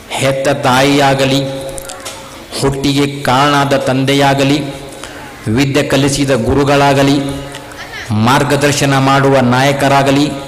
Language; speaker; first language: Kannada; non-native, local second language; Urdu